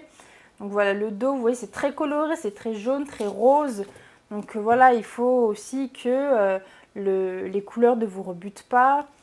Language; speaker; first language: French; native; French